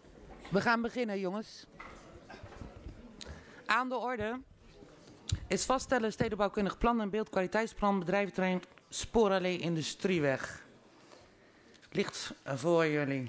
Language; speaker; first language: Dutch; native; Dutch